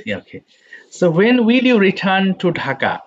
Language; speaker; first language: English; non-native, fluent; Bangla